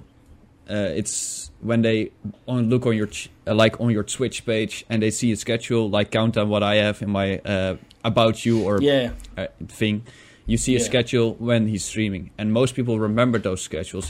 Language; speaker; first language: English; non-native, fluent; Dutch